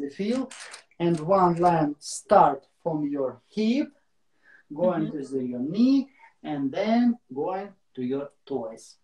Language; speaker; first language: English; non-native, learner; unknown